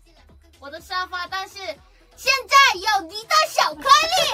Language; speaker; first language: Chinese; non-native, learner; Korean